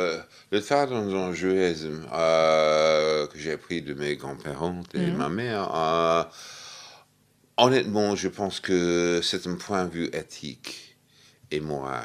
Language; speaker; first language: French; non-native, fluent; English